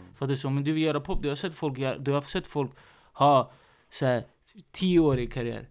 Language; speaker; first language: Swedish; early bilingual, other home language; Spanish